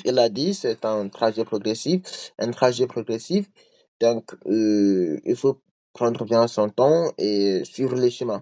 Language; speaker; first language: French; non-native, learner; English